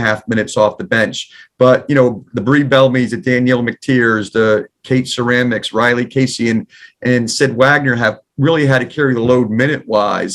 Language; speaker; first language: English; native; English